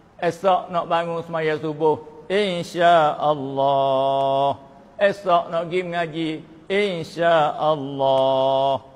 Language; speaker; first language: Malay; native; Malay